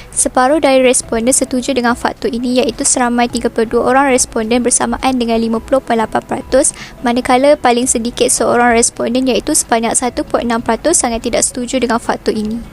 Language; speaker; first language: Malay; native; Malay